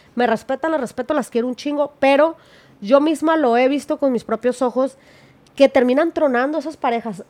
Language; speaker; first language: Spanish; native; Spanish